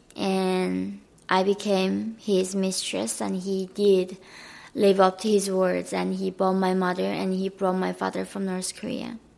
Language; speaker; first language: English; non-native, fluent; Korean